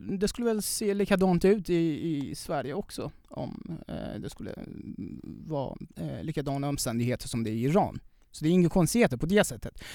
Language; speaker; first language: Swedish; non-native, fluent; Persian